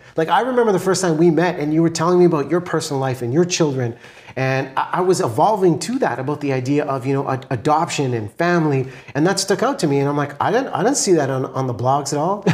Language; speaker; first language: English; native; English